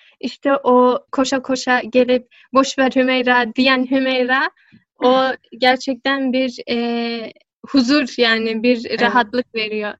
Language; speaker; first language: Turkish; early bilingual, heritage; Turkish